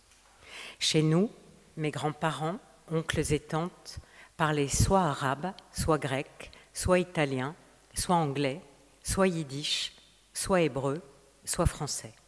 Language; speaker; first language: French; native; French